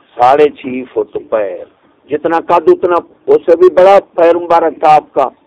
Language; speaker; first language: Urdu; non-native, local second language; Punjabi